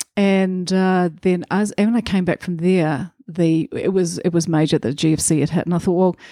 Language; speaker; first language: English; native; English